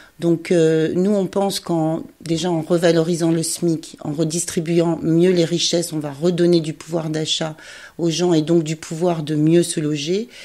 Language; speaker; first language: French; native; French